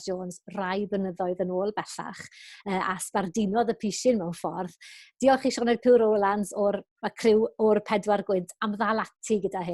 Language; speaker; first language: Welsh; native; Welsh